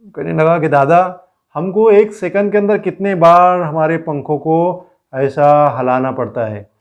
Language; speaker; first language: Hindi; non-native, local second language; Marathi